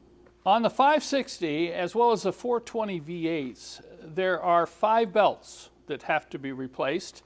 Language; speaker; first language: English; native; English